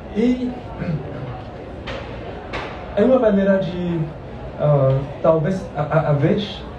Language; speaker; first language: Portuguese; non-native, learner; French